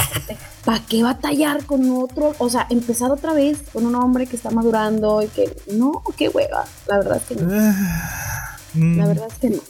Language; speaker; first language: Spanish; native; Spanish